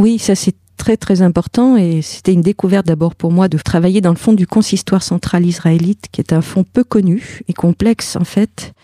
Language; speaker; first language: French; native; French